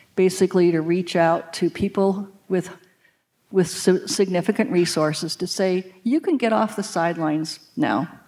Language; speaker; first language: English; native; English